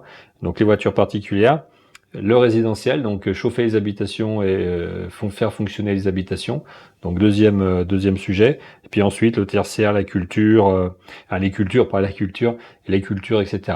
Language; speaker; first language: French; native; French